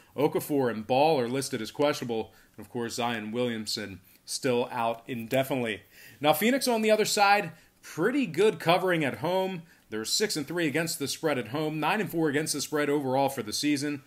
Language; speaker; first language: English; native; English